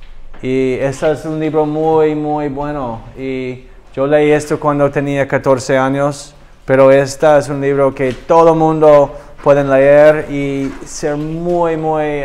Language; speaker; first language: Spanish; non-native, learner; English